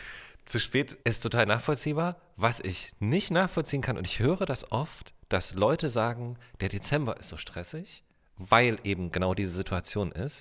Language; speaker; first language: German; native; German